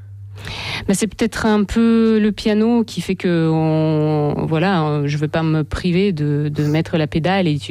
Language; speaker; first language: French; non-native, fluent; Russian